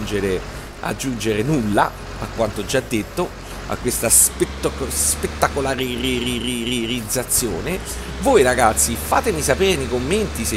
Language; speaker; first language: Italian; native; Italian